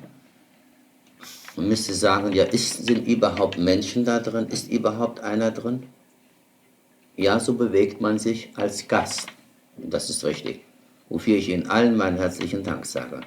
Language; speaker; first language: German; native; German